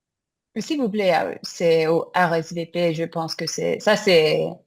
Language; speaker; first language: French; non-native, fluent; English